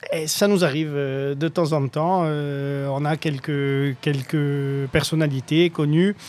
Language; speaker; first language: French; native; French